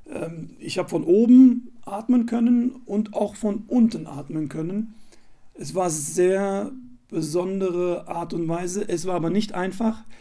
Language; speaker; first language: German; native; German